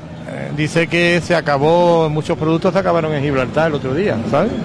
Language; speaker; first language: Spanish; native; Spanish